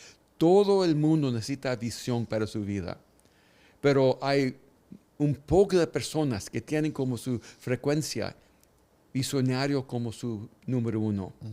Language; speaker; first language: Spanish; early bilingual, heritage; Spanish